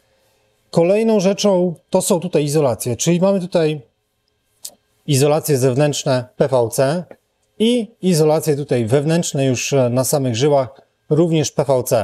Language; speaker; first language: Polish; native; Polish